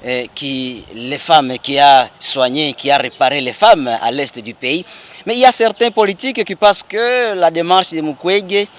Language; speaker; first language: French; non-native, local second language; Swahili